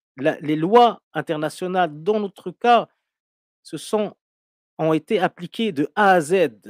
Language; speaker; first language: French; non-native, local second language; Arabic